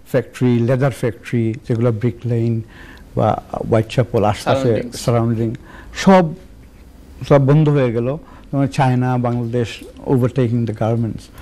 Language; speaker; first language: English; native; English